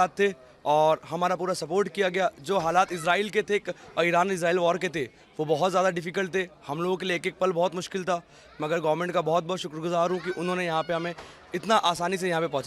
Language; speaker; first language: Hindi; native; Hindi